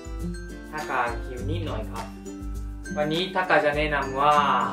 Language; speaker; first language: Thai; non-native, fluent; Japanese